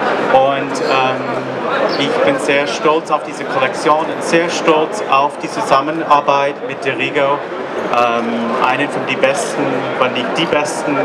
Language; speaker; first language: German; non-native, learner; English